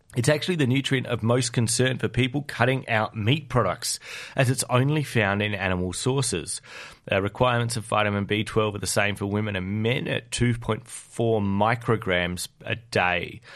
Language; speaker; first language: English; native; English